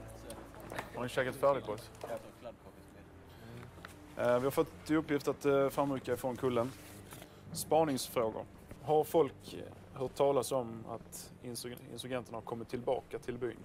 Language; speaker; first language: Swedish; native; Swedish